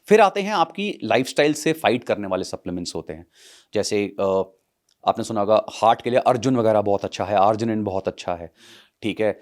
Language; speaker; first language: Hindi; non-native, local second language; Punjabi